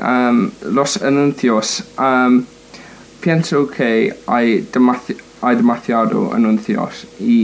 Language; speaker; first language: Spanish; non-native, learner; English